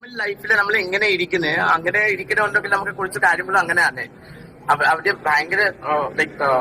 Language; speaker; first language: Malayalam; non-native, local second language; Assamese